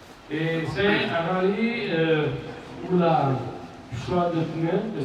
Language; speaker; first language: French; non-native, fluent; Italian